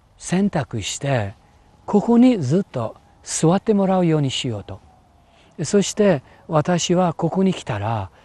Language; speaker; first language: Japanese; non-native, fluent; English